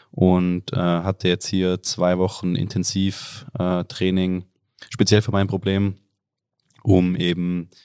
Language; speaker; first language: German; native; German